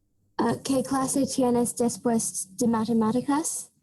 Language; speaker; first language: Spanish; non-native, learner; English